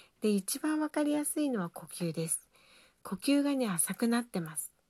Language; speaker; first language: Japanese; native; Japanese